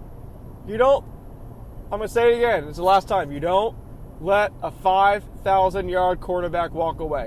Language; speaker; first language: English; native; English